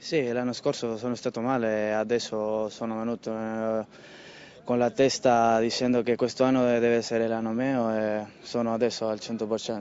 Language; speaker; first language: Italian; non-native, learner; Spanish